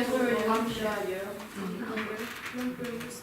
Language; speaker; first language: French; non-native, learner; Ukrainian